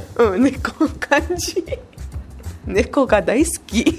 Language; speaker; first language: Japanese; non-native, learner; English